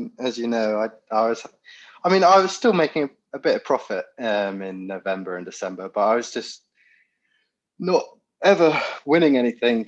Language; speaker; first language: English; native; English